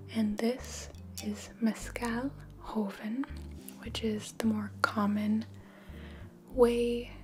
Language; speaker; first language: English; native; English